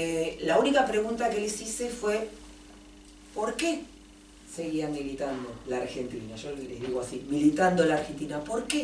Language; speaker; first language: Spanish; native; Spanish